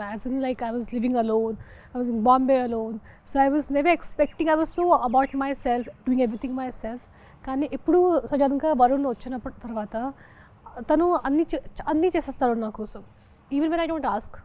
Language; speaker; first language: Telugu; non-native, local second language; Hindi